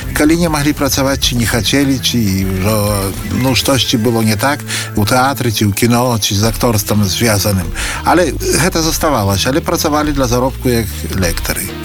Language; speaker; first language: Belarusian; native; Belarusian